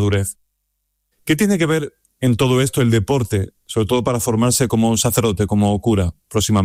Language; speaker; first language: Spanish; native; Spanish